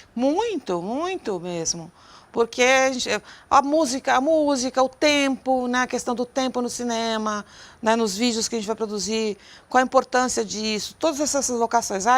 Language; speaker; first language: Portuguese; native; Portuguese